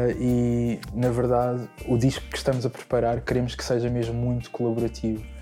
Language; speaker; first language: Portuguese; native; Portuguese